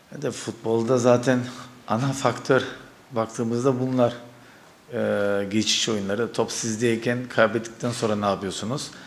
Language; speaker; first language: Turkish; early bilingual, heritage; Turkish